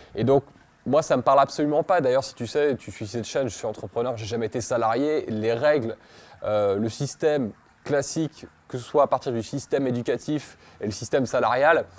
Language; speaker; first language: French; native; French